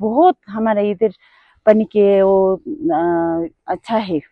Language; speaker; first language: Hindi; non-native, local second language; Ladakhi